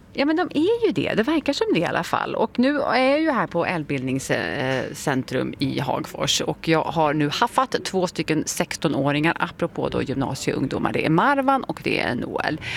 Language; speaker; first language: Swedish; native; Swedish